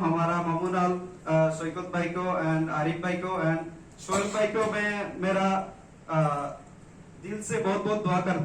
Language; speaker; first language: Hindi; non-native, learner; Bangla